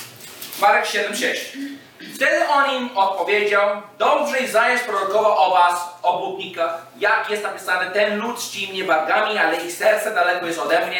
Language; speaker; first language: Polish; non-native, fluent; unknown